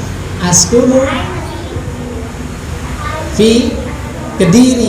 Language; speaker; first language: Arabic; non-native, fluent; Indonesian